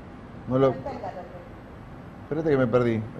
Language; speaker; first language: Spanish; native; Spanish